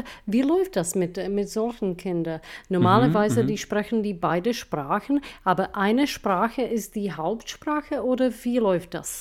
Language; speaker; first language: German; non-native, fluent; Czech